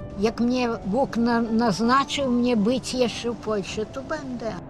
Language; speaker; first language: Polish; early bilingual, heritage; Polish